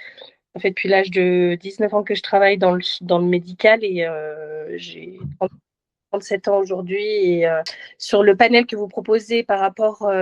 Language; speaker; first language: French; native; French